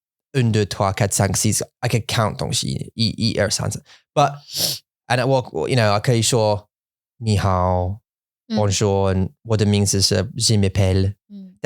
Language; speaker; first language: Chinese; non-native, learner; English